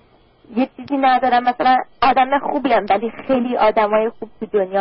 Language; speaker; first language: Persian; early bilingual, heritage; Persian